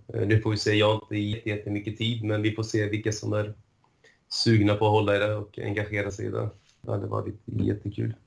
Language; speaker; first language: Swedish; early bilingual, other home language; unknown